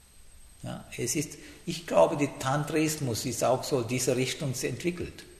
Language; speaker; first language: German; non-native, fluent; Sinhala